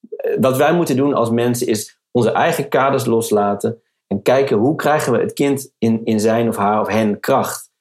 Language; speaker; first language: Dutch; native; Dutch